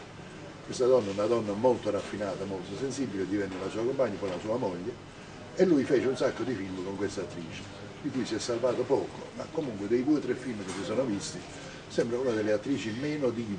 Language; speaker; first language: Italian; native; Italian